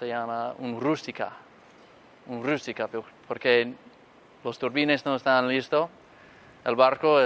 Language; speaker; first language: Spanish; non-native, fluent; English